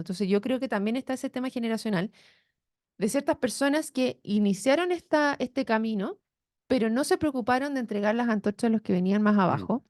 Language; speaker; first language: Spanish; native; Spanish